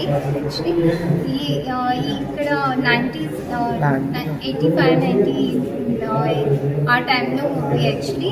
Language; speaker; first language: Telugu; non-native, learner; Hindi